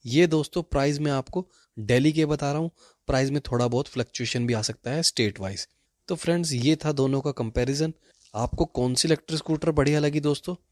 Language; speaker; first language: Hindi; native; Hindi